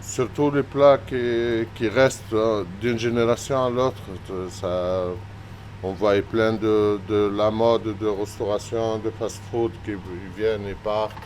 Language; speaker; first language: French; early bilingual, other home language; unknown